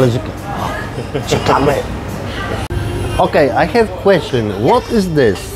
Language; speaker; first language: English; non-native, learner; Polish